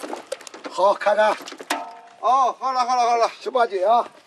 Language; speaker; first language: Chinese; native; Chinese